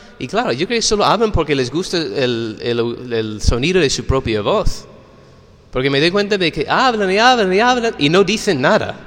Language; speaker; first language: Spanish; non-native, fluent; English